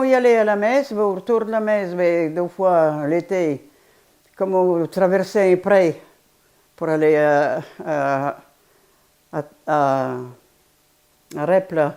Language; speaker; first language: French; non-native, fluent; Polish